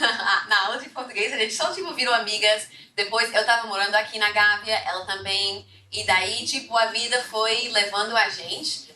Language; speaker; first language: Portuguese; non-native, fluent; English